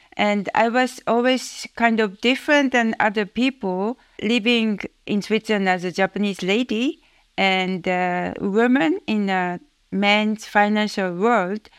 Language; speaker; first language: English; non-native, fluent; Japanese